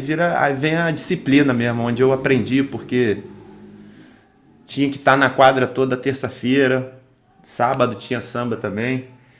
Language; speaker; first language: Portuguese; native; Portuguese